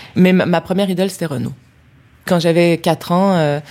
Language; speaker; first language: French; native; French